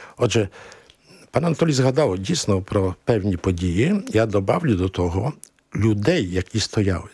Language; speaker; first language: Ukrainian; early bilingual, heritage; Ukrainian